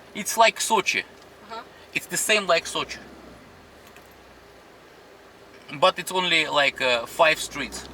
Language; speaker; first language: English; non-native, fluent; Russian